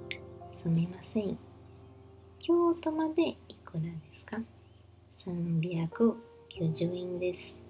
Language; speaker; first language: Japanese; non-native, learner; Portuguese